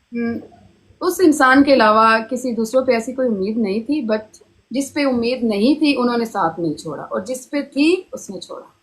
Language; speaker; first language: Urdu; early bilingual, heritage; Hindi